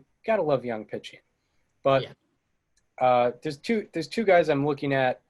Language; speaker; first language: English; native; English